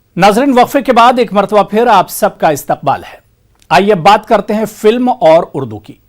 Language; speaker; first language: Urdu; native; Urdu